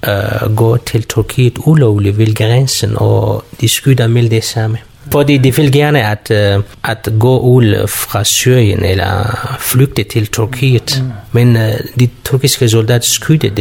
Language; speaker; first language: Danish; non-native, learner; Kurdish